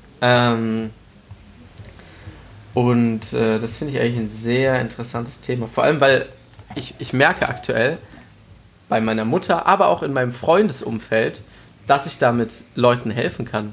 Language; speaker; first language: German; native; German